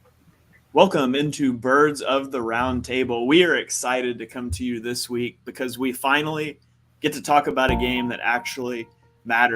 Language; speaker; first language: English; native; English